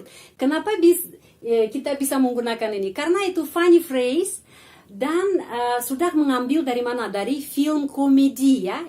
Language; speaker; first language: Indonesian; non-native, fluent; Russian